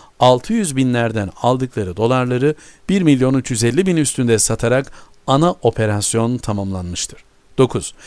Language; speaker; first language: Turkish; native; Turkish